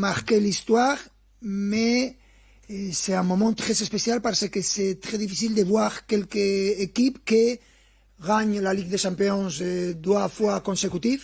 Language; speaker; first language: French; non-native, fluent; Spanish